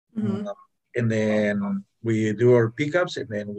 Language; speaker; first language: English; non-native, fluent; Spanish